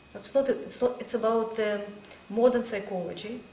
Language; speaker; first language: English; non-native, fluent; Russian